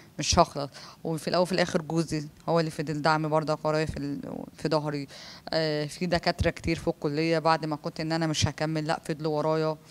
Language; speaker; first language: Arabic; native; Arabic